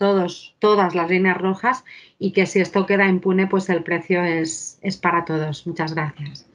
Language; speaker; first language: Spanish; native; Spanish